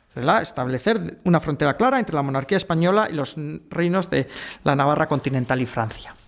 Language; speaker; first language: Spanish; native; Spanish